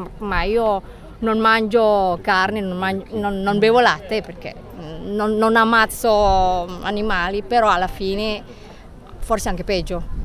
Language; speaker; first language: Italian; non-native, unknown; Javanese